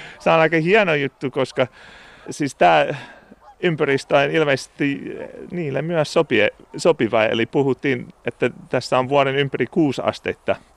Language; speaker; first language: Finnish; non-native, fluent; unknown